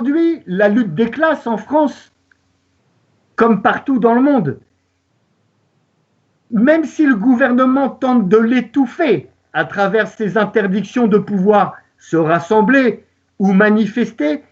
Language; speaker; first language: French; native; French